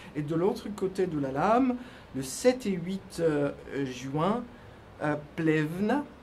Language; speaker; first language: French; non-native, fluent; Russian